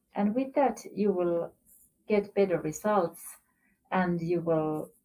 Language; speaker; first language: English; non-native, fluent; Finnish